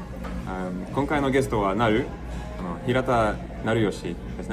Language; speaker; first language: Japanese; non-native, learner; English